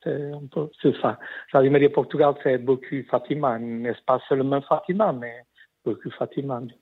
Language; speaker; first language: French; non-native, learner; Portuguese